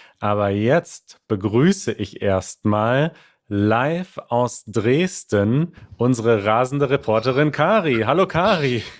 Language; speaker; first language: German; native; German